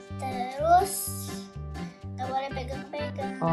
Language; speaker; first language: Indonesian; early bilingual, heritage; Indonesian